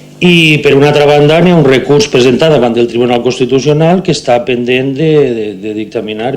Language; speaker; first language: Catalan; native; Catalan